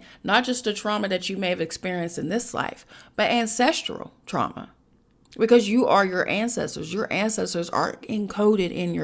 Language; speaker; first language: English; native; English